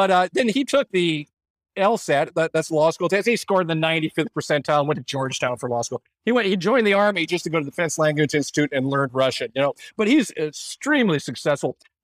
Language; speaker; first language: English; native; English